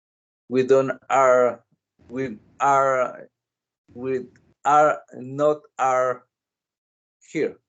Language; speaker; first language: English; non-native, learner; Spanish